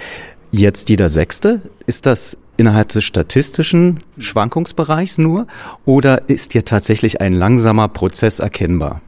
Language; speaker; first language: German; native; German